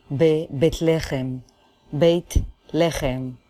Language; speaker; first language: English; non-native, fluent; Hebrew